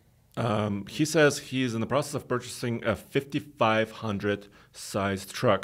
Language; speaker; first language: English; native; English